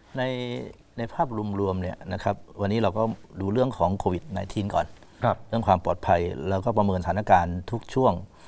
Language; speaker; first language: Thai; native; Thai